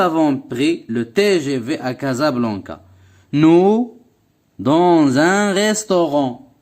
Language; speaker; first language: French; non-native, local second language; Arabic